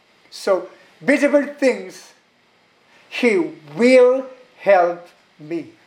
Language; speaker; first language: English; non-native, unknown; Korean